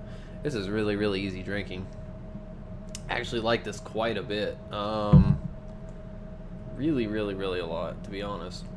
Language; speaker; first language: English; native; English